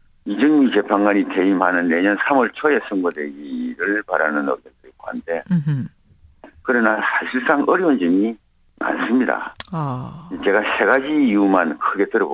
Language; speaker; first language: Korean; native; Korean